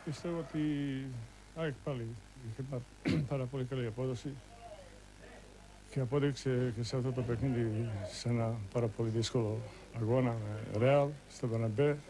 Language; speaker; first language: Greek; non-native, fluent; Bosnian